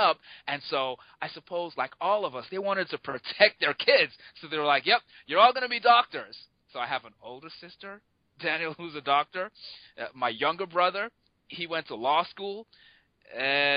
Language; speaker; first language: English; non-native, local second language; Yoruba